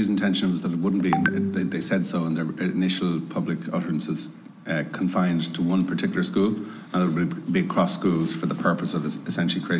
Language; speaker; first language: English; native; English